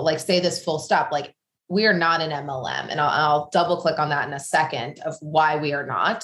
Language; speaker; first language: English; native; English